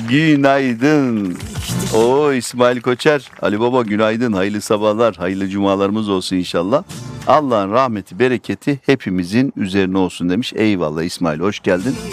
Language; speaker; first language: Turkish; early bilingual, heritage; Turkish